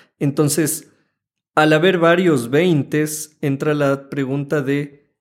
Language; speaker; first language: Spanish; native; Spanish